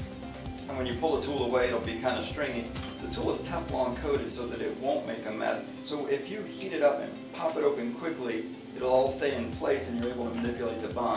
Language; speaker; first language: English; native; English